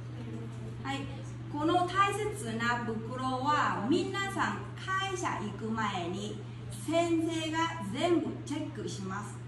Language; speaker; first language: Japanese; non-native, fluent; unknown